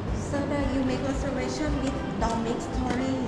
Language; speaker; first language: English; non-native, learner; Thai